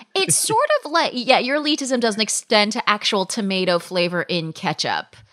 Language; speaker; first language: English; native; English